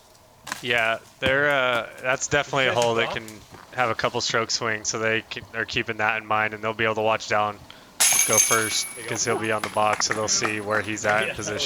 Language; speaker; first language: English; native; English